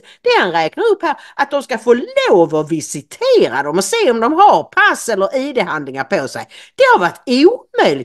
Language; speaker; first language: Swedish; native; Swedish